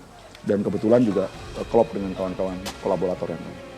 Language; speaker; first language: Indonesian; native; Indonesian